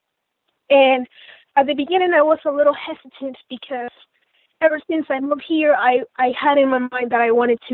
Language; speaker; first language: English; non-native, fluent; Spanish